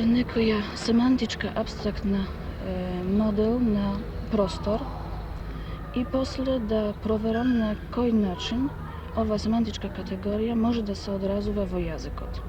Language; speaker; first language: Macedonian; non-native, fluent; Polish